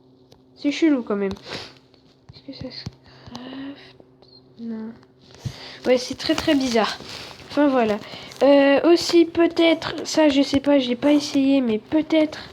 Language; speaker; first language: French; native; French